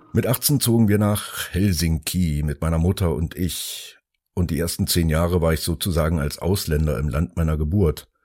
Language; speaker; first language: German; early bilingual, other home language; Finnish